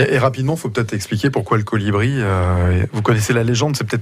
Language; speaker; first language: French; native; French